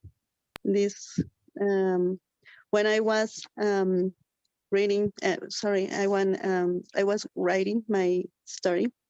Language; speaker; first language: English; non-native, learner; Spanish